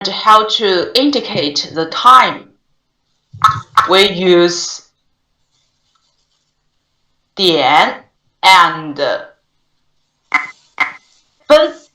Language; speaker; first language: English; non-native, fluent; Chinese